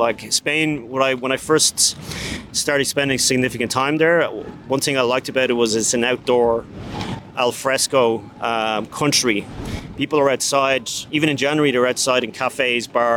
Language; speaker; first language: English; native; English